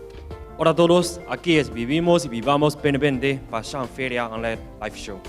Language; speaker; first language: Spanish; non-native, learner; Chinese